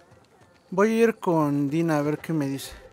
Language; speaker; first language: Spanish; native; Spanish